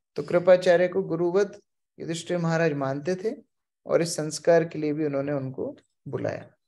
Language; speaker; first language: Hindi; native; Hindi